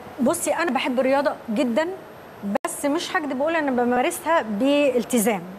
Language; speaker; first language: Arabic; native; Arabic